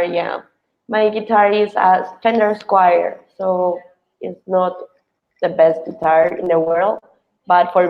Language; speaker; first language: English; non-native, fluent; Spanish